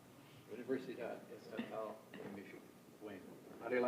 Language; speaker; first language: Spanish; non-native, fluent; English